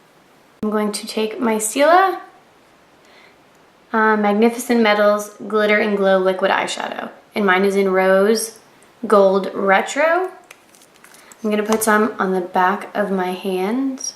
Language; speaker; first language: English; native; English